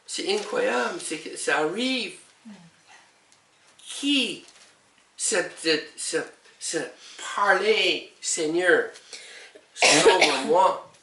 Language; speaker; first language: French; non-native, learner; English